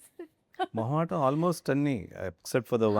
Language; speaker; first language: Telugu; native; Telugu